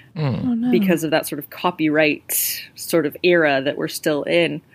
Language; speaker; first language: English; native; English